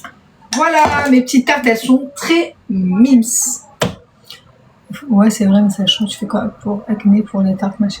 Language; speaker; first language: French; native; French